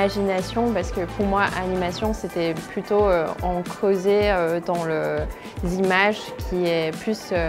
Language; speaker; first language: French; non-native, fluent; Chinese